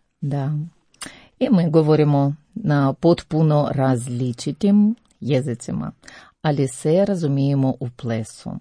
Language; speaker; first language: Croatian; non-native, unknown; Ukrainian